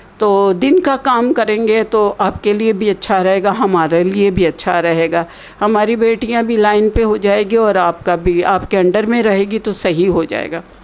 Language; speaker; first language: Hindi; native; Hindi